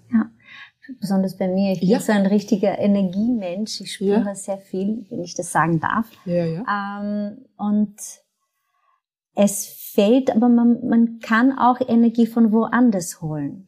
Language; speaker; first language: German; non-native, fluent; Portuguese